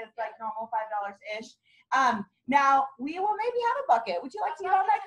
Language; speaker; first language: English; native; English